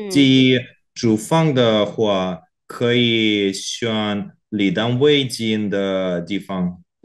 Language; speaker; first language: Chinese; non-native, learner; Korean